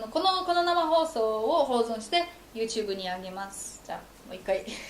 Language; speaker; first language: Japanese; non-native, fluent; Polish